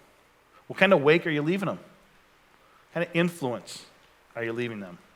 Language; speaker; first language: English; native; English